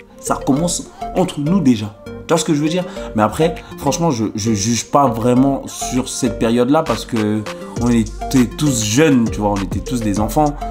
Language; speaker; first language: French; early bilingual, other home language; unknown